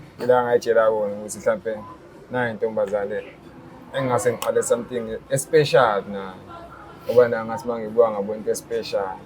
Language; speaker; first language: Zulu; native; Zulu